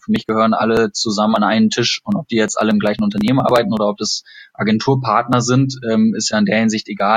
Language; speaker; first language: German; native; German